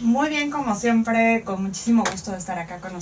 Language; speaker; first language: Spanish; native; Spanish